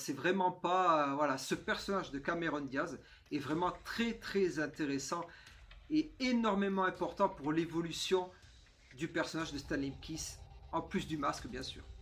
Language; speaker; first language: French; native; French